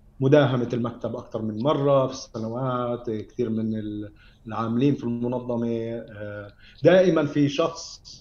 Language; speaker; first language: Arabic; native; Arabic